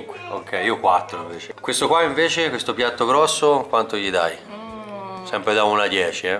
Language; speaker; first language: Italian; native; Italian